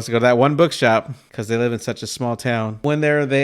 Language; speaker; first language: English; native; English